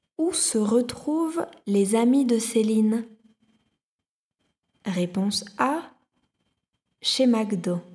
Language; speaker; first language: French; native; French